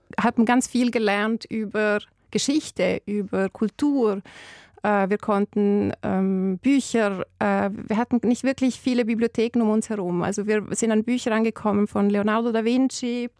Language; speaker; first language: German; early bilingual, other home language; Albanian